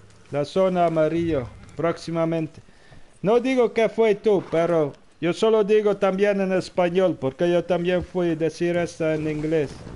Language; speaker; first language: Spanish; non-native, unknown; Dutch